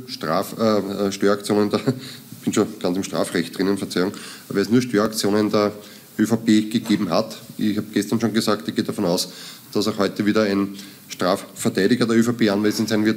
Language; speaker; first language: German; native; German